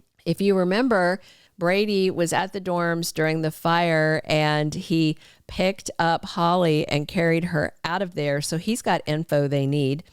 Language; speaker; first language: English; native; English